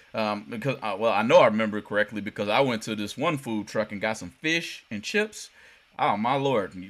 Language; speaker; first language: English; native; English